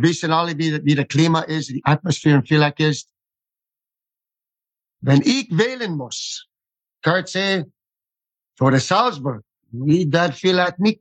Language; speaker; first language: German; non-native, fluent; English